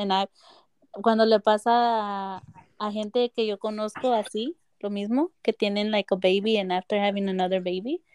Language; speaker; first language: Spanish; early bilingual, heritage; Spanish